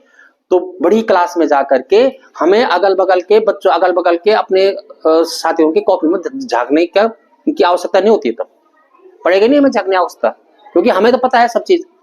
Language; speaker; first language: Hindi; native; Hindi